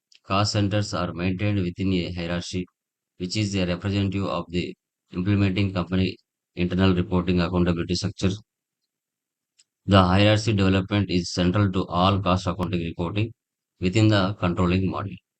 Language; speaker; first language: English; non-native, local second language; Telugu